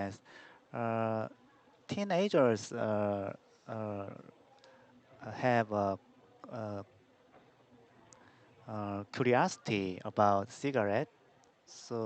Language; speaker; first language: English; non-native, learner; Korean